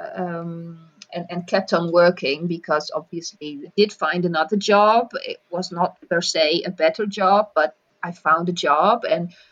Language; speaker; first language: English; non-native, fluent; Dutch